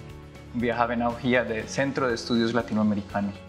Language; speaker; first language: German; non-native, fluent; Spanish